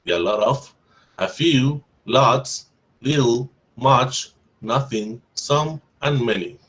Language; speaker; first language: English; non-native, fluent; Spanish